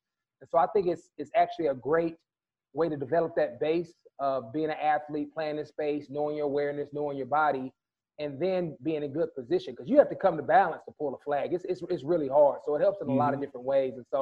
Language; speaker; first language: English; native; English